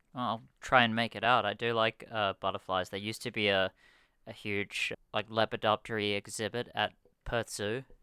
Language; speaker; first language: English; native; English